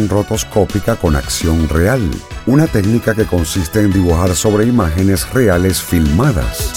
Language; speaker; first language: Spanish; native; Spanish